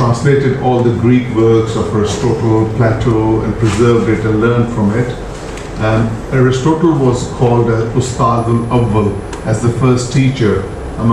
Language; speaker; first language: English; non-native, local second language; Punjabi